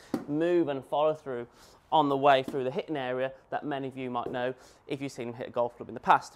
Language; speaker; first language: English; native; English